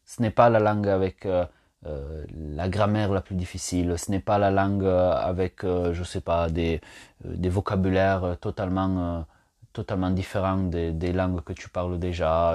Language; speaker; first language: French; non-native, fluent; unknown